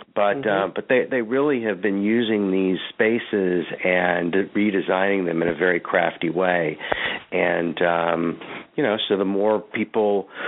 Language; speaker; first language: English; native; English